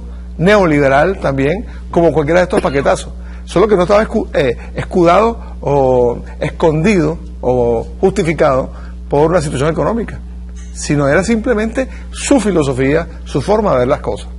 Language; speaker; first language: Spanish; native; Spanish